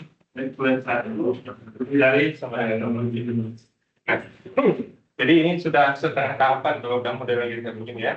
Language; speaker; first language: Indonesian; native; Indonesian